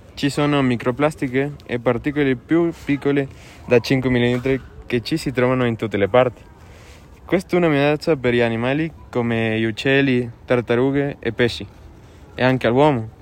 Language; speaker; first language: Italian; non-native, learner; Spanish